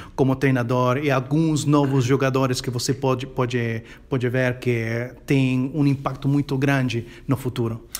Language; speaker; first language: Portuguese; non-native, fluent; Spanish